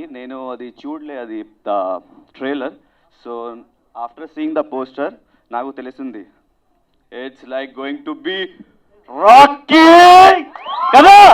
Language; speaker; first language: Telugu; non-native, local second language; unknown